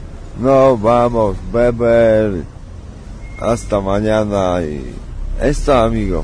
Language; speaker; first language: Spanish; non-native, learner; Polish